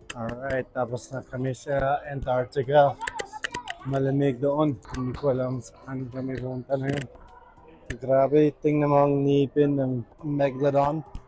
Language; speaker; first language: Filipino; non-native, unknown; English